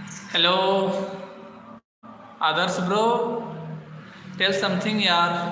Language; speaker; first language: English; non-native, learner; Hindi